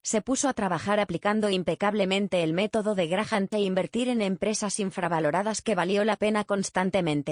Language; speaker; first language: Spanish; native; Spanish